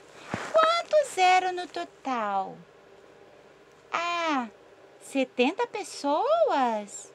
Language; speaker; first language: Portuguese; native; Portuguese